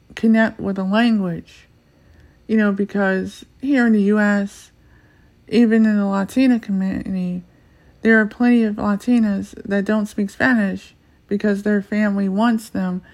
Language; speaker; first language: English; native; English